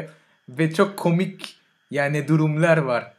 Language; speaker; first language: Turkish; non-native, fluent; French